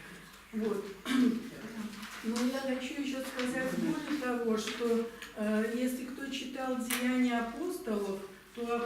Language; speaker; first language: Russian; native; Russian